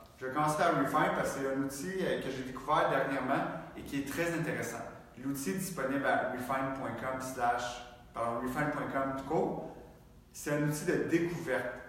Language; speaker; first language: French; native; French